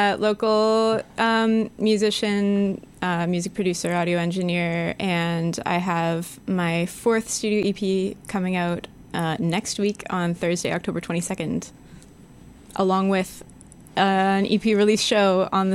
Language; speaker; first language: English; native; English